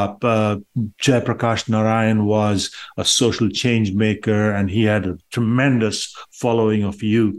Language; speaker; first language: English; non-native, local second language; Bangla